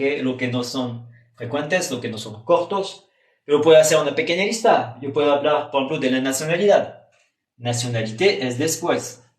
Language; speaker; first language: Spanish; non-native, fluent; French